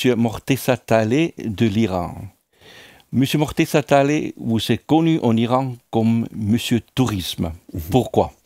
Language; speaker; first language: French; non-native, fluent; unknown